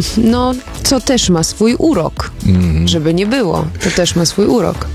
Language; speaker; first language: Polish; early bilingual, heritage; Polish